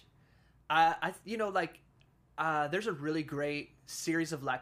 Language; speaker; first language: English; native; English